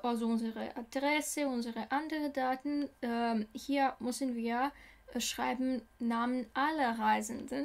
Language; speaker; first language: German; non-native, learner; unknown